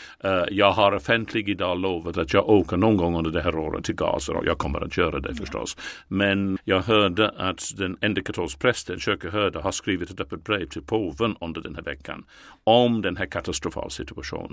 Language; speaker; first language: Swedish; non-native, fluent; English